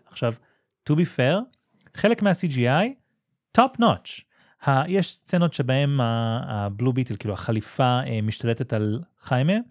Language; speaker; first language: Hebrew; native; Hebrew